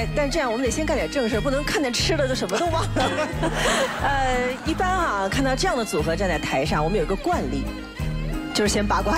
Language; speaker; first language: Chinese; native; Chinese